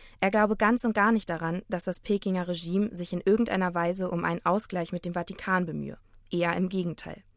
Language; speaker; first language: German; native; German